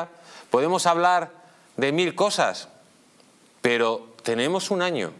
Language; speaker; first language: Spanish; native; Spanish